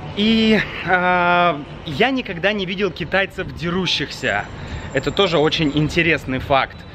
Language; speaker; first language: Russian; native; Russian